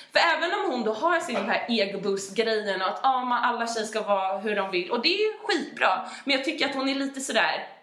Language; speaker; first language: Swedish; native; Swedish